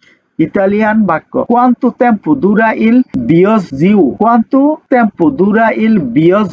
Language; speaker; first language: Italian; non-native, learner; Bangla